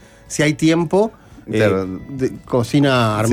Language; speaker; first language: Spanish; native; Spanish